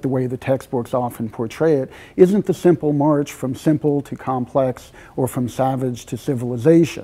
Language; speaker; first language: English; native; English